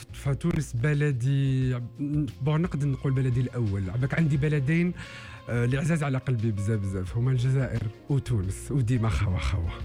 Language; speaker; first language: Arabic; native; Arabic